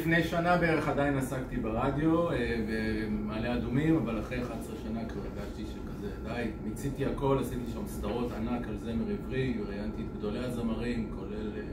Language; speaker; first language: Hebrew; native; Hebrew